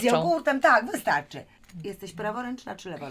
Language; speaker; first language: Polish; native; Polish